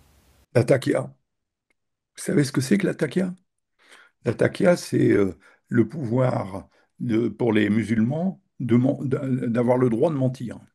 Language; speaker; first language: French; native; French